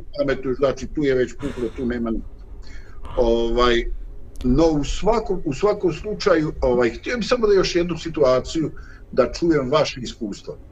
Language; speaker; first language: Bosnian; native; Bosnian